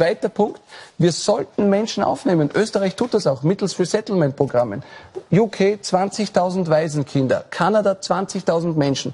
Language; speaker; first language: German; native; German